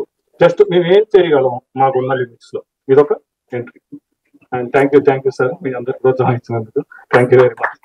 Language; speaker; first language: Telugu; native; Telugu